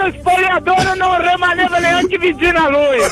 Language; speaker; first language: Italian; non-native, fluent; Portuguese